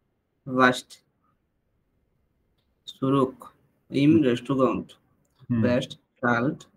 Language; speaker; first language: German; non-native, learner; Bangla